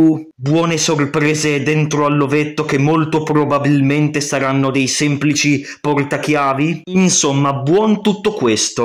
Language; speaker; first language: Italian; native; Italian